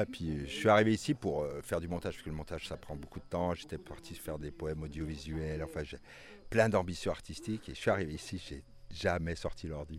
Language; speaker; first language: French; native; French